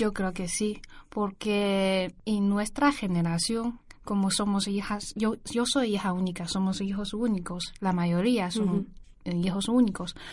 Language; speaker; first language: Spanish; non-native, learner; Chinese